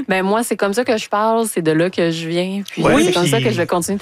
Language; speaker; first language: French; native; French